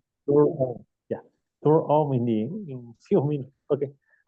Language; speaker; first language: English; non-native, learner; Spanish